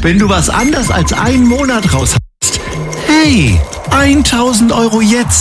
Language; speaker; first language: German; native; German